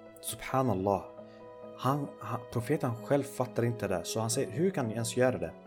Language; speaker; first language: Swedish; early bilingual, other home language; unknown